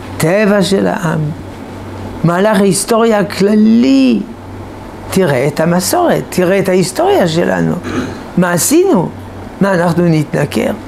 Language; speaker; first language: Hebrew; non-native, fluent; French